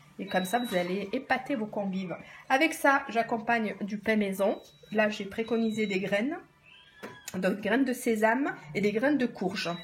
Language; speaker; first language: French; early bilingual, other home language; Arabic